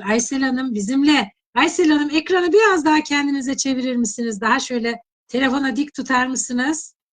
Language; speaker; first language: Turkish; native; Turkish